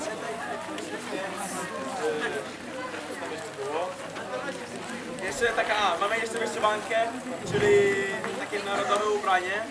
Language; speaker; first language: Polish; non-native, learner; Ukrainian